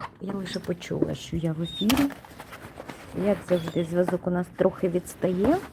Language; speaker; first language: Ukrainian; non-native, local second language; Russian